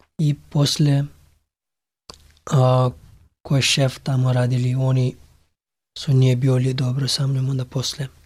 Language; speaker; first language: Serbian; non-native, learner; Pashto